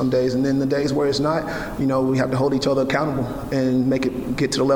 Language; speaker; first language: English; native; English